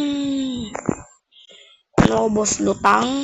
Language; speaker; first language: Filipino; native; Filipino